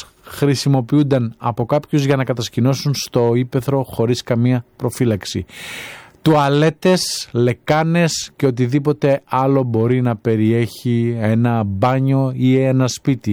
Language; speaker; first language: Greek; native; Greek